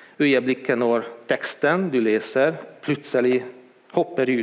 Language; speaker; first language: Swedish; non-native, fluent; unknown